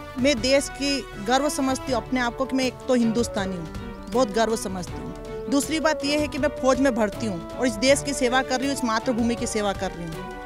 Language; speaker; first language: Hindi; native; Hindi